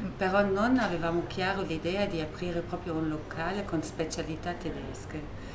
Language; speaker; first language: Italian; non-native, fluent; German